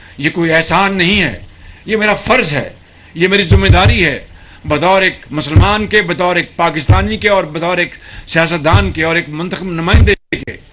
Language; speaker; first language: Urdu; non-native, local second language; Punjabi